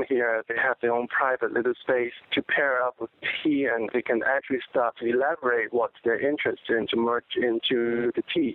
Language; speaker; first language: English; non-native, local second language; Cantonese